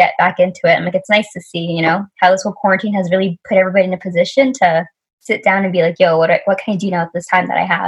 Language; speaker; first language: English; native; English